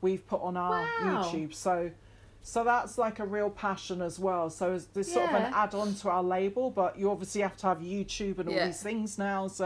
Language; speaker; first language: English; native; English